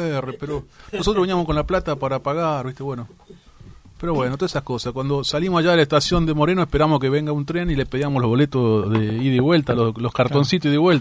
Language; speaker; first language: Spanish; native; Spanish